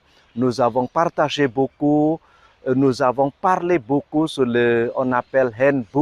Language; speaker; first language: French; non-native, fluent; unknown